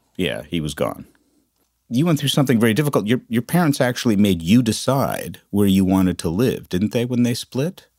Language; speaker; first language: English; native; English